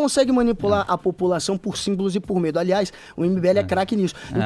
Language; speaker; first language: Portuguese; native; Portuguese